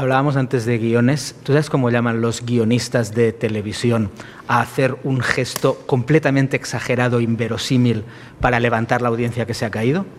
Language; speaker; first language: Spanish; native; Spanish